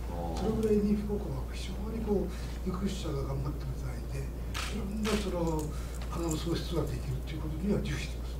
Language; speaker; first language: Japanese; native; Japanese